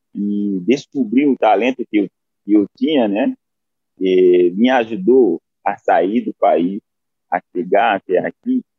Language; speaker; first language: Portuguese; non-native, fluent; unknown